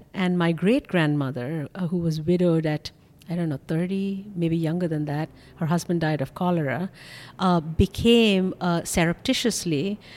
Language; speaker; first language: English; non-native, local second language; Bangla